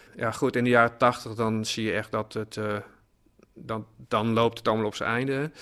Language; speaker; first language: Dutch; native; Dutch